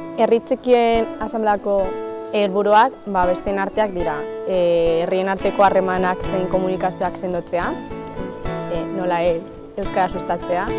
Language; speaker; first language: Basque; non-native, local second language; Spanish